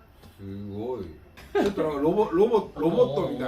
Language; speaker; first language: Japanese; native; Japanese